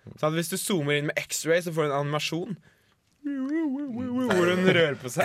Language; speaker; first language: Norwegian; native; Norwegian